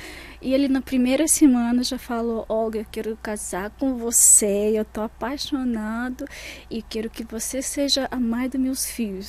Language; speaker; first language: Portuguese; non-native, fluent; Russian